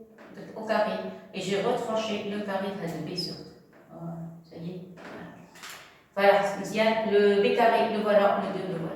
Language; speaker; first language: French; non-native, local second language; Arabic